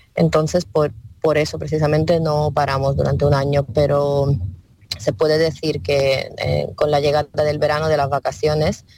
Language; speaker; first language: Spanish; non-native, fluent; Ukrainian